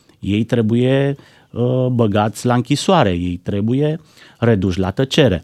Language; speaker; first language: Romanian; native; Romanian